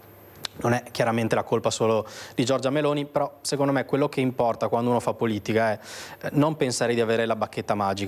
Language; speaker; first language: Italian; native; Italian